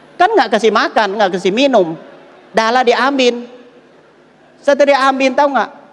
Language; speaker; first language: Indonesian; non-native, fluent; Thai